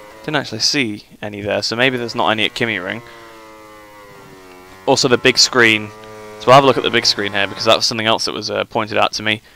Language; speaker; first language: English; native; English